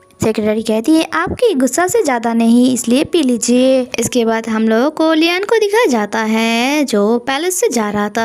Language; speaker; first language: Hindi; non-native, local second language; Bangla